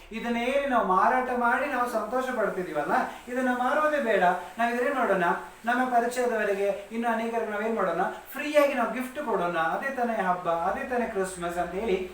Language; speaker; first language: Kannada; non-native, local second language; Tamil